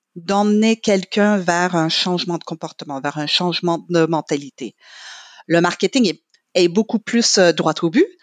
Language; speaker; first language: French; non-native, fluent; English